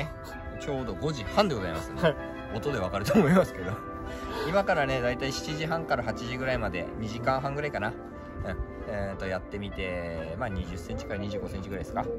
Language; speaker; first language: Japanese; native; Japanese